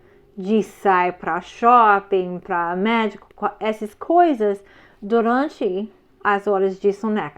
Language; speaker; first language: Portuguese; non-native, fluent; English